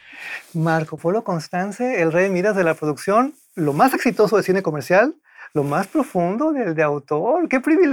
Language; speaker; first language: Spanish; native; Spanish